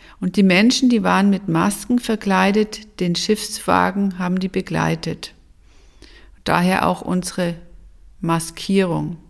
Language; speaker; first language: German; native; German